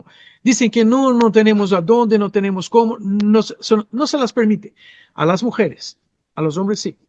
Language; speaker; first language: Spanish; non-native, fluent; Portuguese